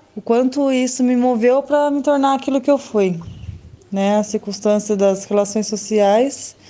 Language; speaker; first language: Portuguese; native; Portuguese